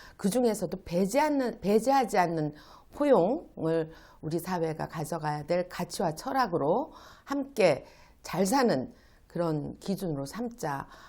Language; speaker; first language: Korean; native; Korean